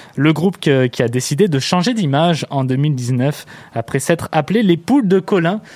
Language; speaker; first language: French; native; French